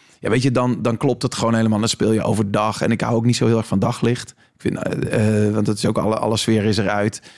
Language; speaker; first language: Dutch; native; Dutch